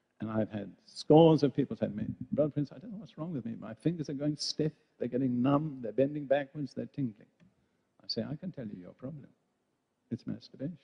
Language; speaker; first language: English; native; English